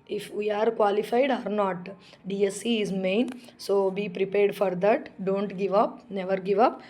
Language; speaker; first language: English; non-native, local second language; Telugu